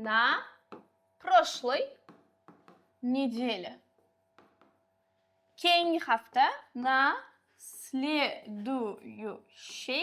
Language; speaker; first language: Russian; non-native, local second language; Uzbek